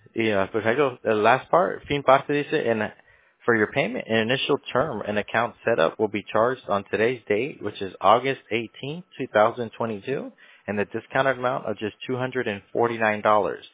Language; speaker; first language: English; early bilingual, other home language; Spanish